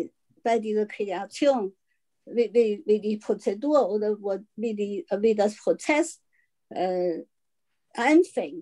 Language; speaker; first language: German; non-native, fluent; Chinese